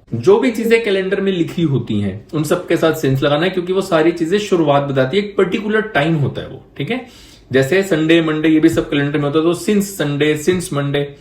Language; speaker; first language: Hindi; native; Hindi